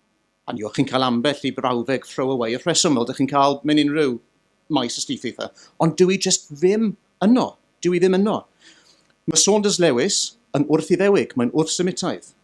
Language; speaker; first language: Welsh; native; Welsh